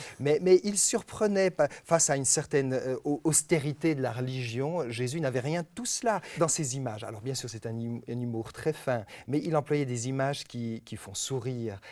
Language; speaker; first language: French; native; French